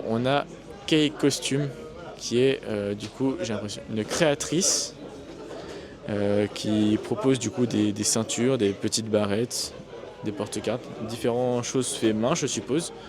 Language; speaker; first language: French; native; French